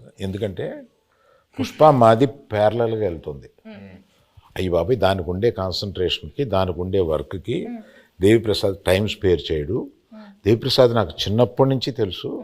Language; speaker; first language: Telugu; native; Telugu